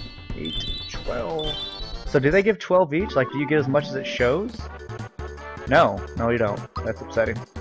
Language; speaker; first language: English; native; English